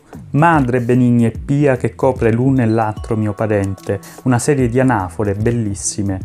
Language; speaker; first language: Italian; native; Italian